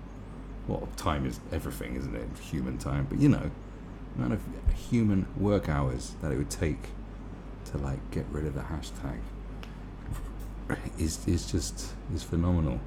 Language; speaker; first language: English; native; English